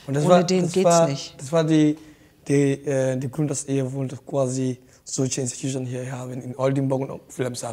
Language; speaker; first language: German; non-native, learner; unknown